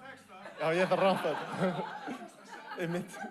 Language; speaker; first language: Icelandic; non-native, fluent; English